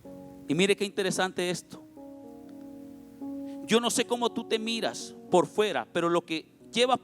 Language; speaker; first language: Spanish; native; Spanish